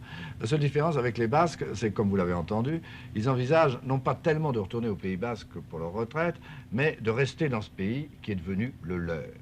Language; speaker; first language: French; native; French